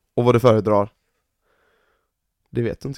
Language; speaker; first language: Swedish; native; Swedish